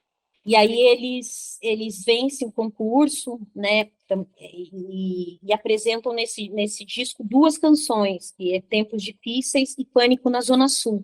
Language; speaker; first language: Portuguese; native; Portuguese